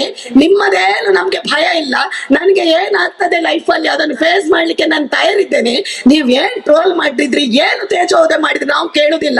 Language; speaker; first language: Kannada; native; Kannada